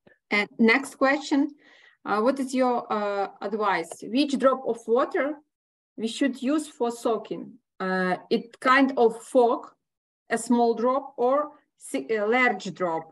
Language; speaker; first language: English; non-native, learner; Ukrainian